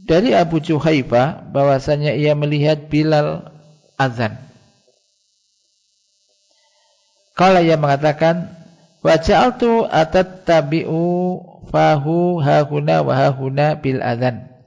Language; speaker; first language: Indonesian; native; Indonesian